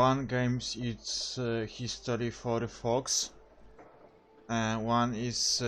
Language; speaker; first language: English; non-native, learner; Polish